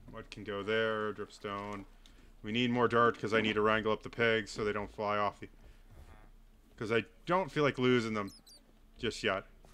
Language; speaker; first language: English; native; English